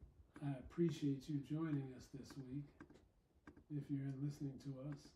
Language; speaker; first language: English; native; English